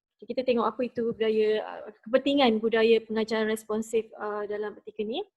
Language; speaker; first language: Malay; native; Malay